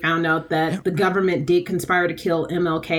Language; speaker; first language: English; native; English